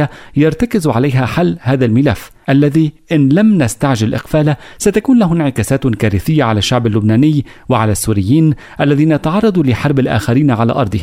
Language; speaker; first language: Arabic; native; Arabic